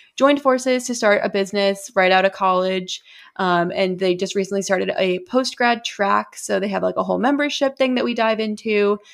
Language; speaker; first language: English; native; English